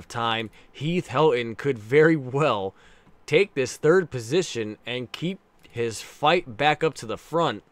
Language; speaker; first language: English; native; English